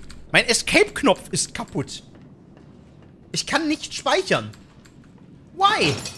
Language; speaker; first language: German; native; German